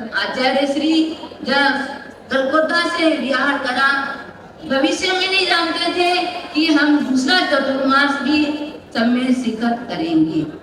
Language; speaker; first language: Hindi; non-native, local second language; Kannada